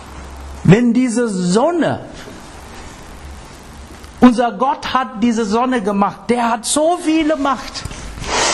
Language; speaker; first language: German; non-native, fluent; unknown